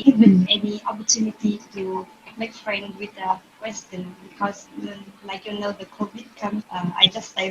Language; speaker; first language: English; non-native, learner; Vietnamese